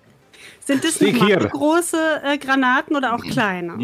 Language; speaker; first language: German; native; German